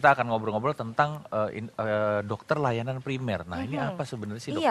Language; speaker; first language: Indonesian; native; Indonesian